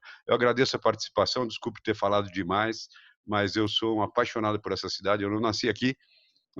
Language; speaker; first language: Portuguese; native; Portuguese